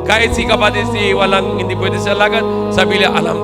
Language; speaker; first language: Filipino; non-native, learner; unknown